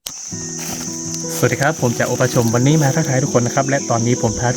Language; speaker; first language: Thai; native; Thai